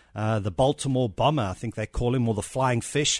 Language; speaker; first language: English; native; English